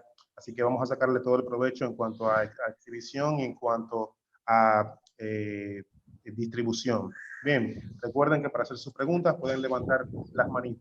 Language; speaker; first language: Spanish; native; Spanish